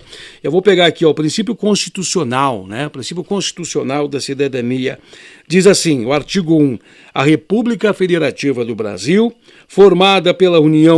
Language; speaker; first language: Portuguese; native; Portuguese